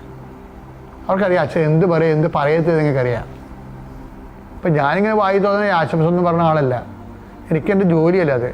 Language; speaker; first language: Malayalam; native; Malayalam